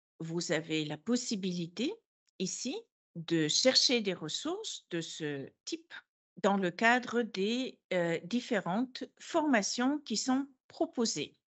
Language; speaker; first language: French; non-native, fluent; Bulgarian